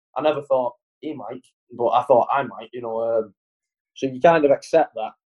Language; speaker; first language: English; native; English